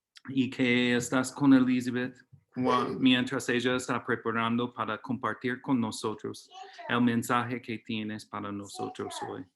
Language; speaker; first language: Spanish; non-native, fluent; English